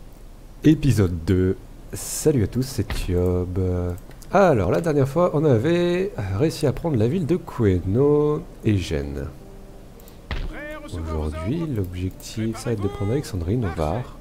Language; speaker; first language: French; native; French